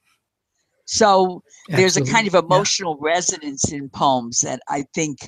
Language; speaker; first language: English; native; English